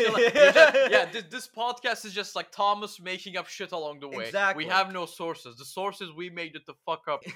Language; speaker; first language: English; non-native, fluent; Turkish